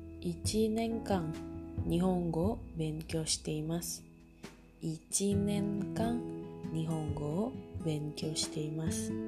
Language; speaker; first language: Japanese; non-native, learner; Indonesian